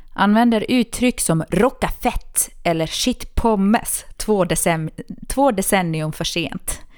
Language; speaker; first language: Swedish; non-native, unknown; Finnish